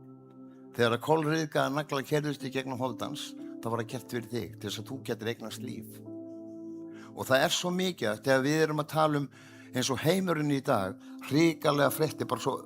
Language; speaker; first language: Icelandic; native; Icelandic